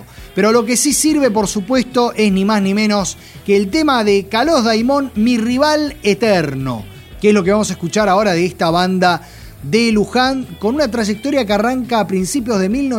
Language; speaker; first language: Spanish; native; Spanish